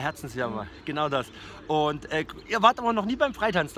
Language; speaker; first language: German; native; German